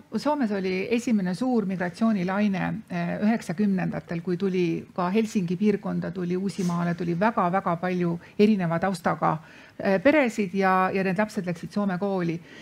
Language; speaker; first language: Estonian; non-native, fluent; Lithuanian